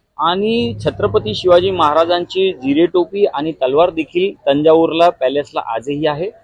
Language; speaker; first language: Marathi; non-native, local second language; Gujarati